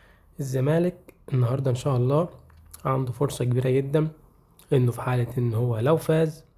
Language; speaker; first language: Arabic; native; Arabic